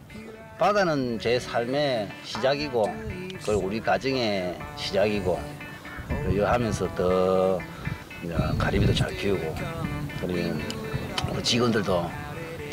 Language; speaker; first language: Korean; native; Korean